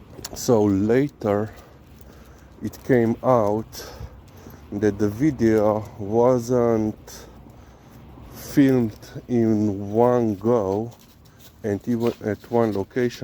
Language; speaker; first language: English; non-native, fluent; Slovenian